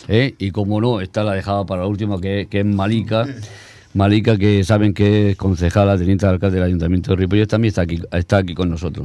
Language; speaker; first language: Spanish; native; Spanish